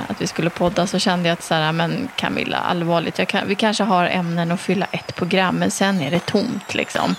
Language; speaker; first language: Swedish; native; Swedish